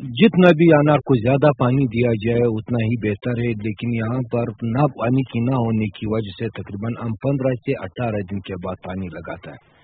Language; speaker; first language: Urdu; non-native, local second language; Pashto